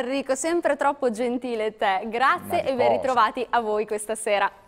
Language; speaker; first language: Italian; native; Italian